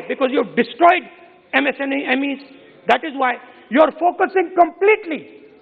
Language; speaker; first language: English; non-native, local second language; Hindi